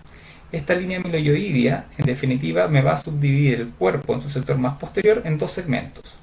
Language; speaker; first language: Spanish; native; Spanish